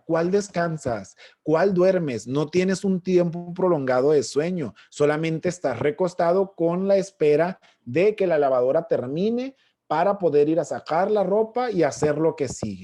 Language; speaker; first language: Spanish; native; Spanish